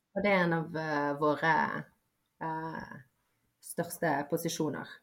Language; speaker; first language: Norwegian; early bilingual, other home language; Bosnian